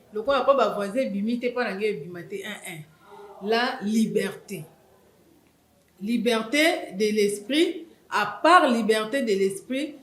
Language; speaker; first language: Lingala; non-native, local second language; Kongo